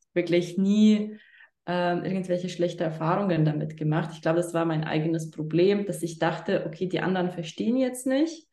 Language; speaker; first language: German; non-native, fluent; Lithuanian